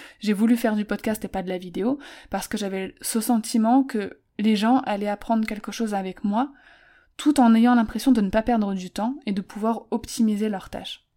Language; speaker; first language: French; native; French